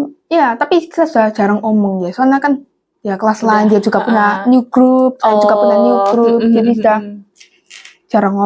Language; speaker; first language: Indonesian; non-native, local second language; English